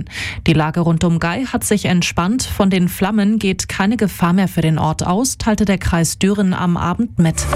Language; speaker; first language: German; native; German